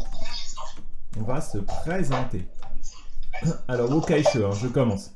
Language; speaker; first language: French; native; French